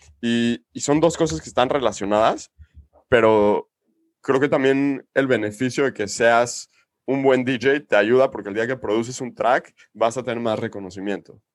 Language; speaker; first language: Spanish; native; Spanish